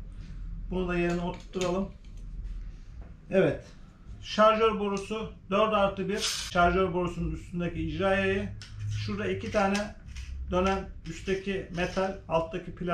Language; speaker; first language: Turkish; native; Turkish